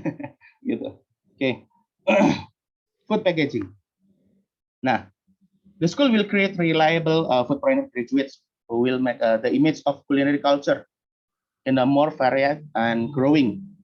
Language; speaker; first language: English; non-native, learner; Indonesian